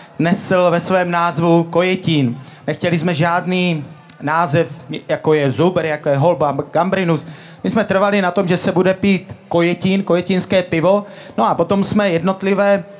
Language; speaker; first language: Czech; native; Czech